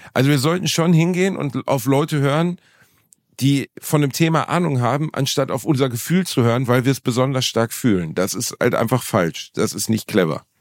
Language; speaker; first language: German; native; German